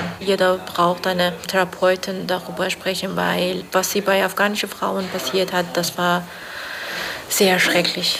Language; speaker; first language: German; non-native, learner; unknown